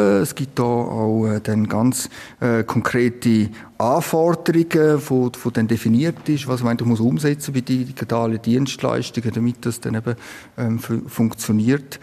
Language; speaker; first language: German; native; German